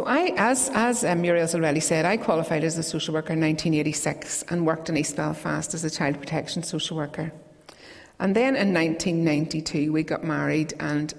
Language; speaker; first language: English; native; English